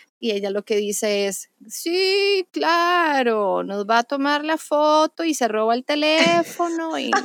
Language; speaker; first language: Spanish; native; Spanish